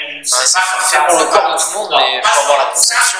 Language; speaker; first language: French; native; French